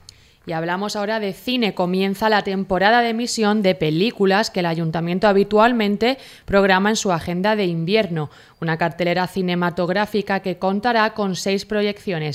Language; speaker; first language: Spanish; native; Spanish